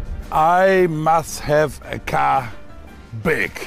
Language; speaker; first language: English; non-native, learner; German